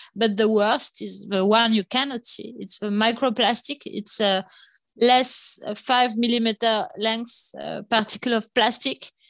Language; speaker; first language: English; non-native, fluent; French